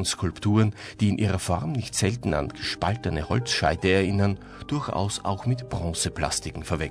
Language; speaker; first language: German; native; German